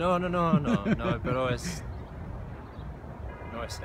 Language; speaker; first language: Spanish; non-native, fluent; English